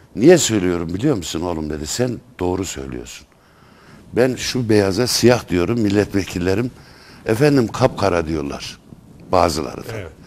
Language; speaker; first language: Turkish; native; Turkish